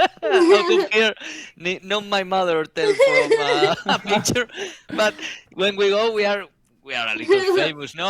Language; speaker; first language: English; non-native, learner; Spanish